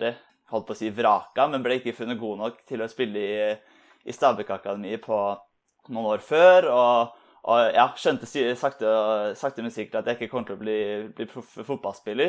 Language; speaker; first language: Norwegian; native; Norwegian